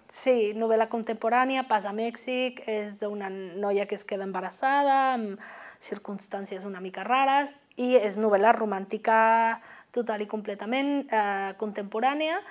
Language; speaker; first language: Catalan; non-native, fluent; Spanish